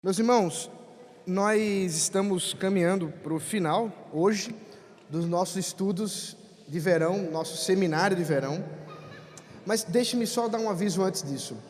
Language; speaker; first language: Portuguese; native; Portuguese